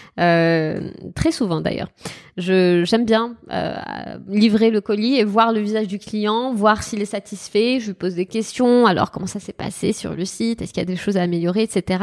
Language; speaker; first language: French; non-native, local second language; Arabic